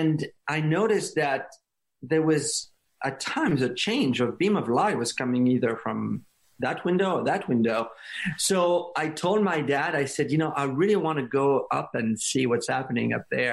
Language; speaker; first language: English; non-native, fluent; French